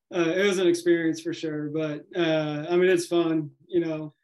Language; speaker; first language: English; native; English